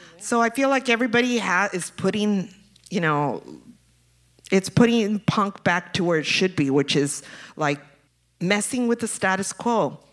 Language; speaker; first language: English; early bilingual, other home language; Spanish